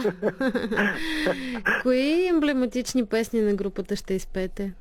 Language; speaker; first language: Bulgarian; native; Bulgarian